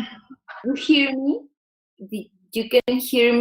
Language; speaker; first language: English; non-native, learner; Spanish